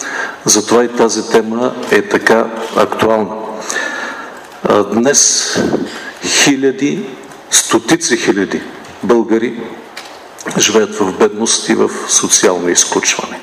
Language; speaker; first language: Bulgarian; native; Bulgarian